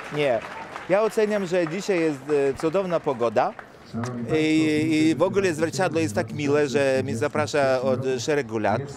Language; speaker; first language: Polish; non-native, fluent; Lithuanian